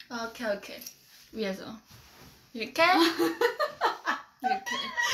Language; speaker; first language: Korean; non-native, fluent; Chinese